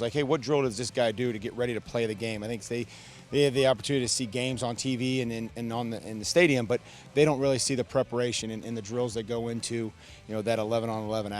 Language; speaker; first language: English; native; English